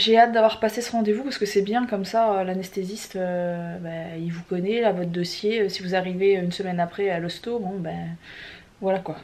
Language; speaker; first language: French; native; French